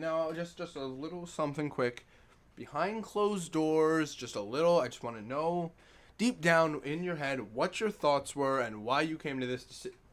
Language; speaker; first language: English; native; English